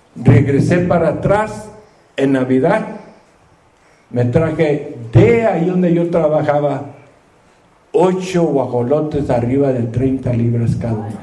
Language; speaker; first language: Spanish; native; Spanish